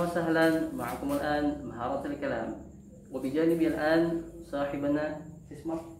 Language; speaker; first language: Arabic; non-native, fluent; Indonesian